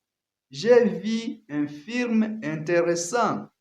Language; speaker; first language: French; non-native, learner; Kinyarwanda